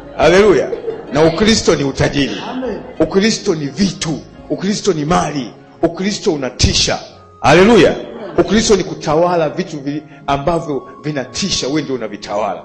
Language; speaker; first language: Swahili; native; Swahili